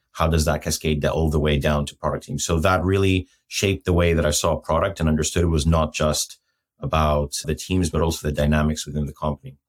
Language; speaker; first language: English; non-native, fluent; Greek